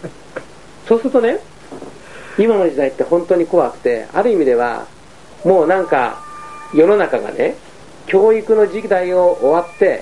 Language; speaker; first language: Japanese; native; Japanese